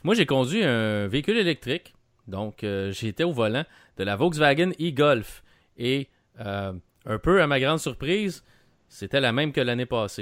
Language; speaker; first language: French; native; French